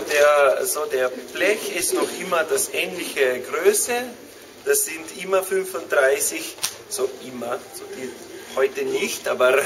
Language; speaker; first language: German; non-native, fluent; Slovenian